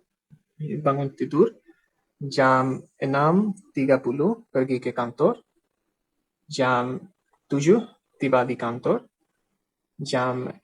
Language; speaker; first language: Indonesian; non-native, learner; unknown